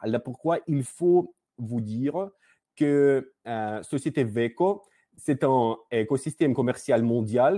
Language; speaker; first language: French; non-native, learner; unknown